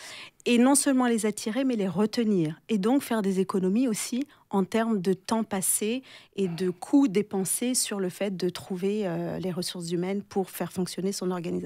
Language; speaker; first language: French; native; French